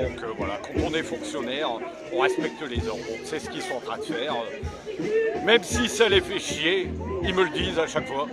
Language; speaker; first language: French; native; French